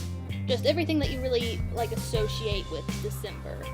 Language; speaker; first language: English; native; English